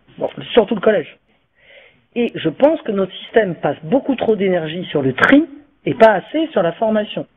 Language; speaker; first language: French; native; French